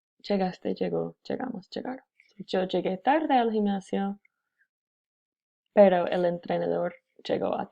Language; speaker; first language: Spanish; non-native, fluent; English